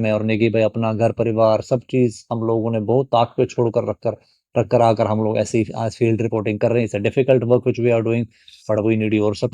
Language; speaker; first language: Hindi; native; Hindi